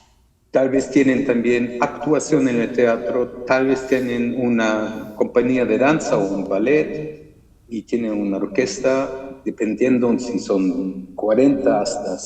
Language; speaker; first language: Spanish; early bilingual, heritage; German